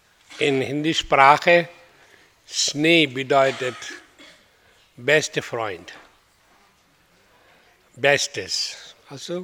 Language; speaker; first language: German; non-native, learner; Hindi